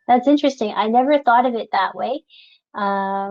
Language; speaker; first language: English; non-native, local second language; French